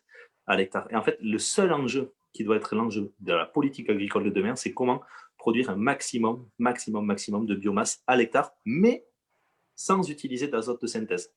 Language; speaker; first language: French; native; French